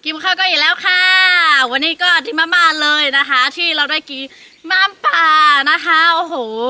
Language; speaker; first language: Thai; non-native, local second language; Lahu